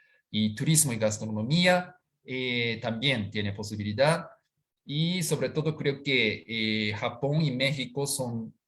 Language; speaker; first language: Spanish; non-native, fluent; Japanese